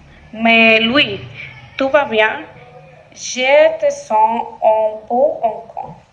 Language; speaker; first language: French; non-native, learner; Spanish